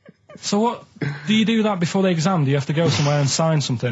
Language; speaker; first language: English; native; English